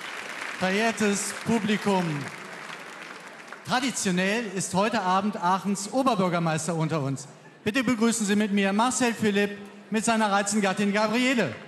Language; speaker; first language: German; native; German